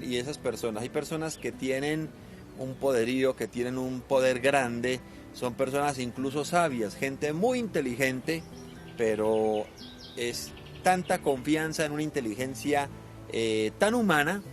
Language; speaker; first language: Spanish; native; Spanish